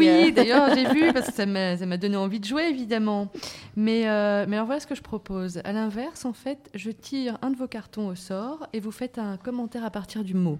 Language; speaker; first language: French; native; French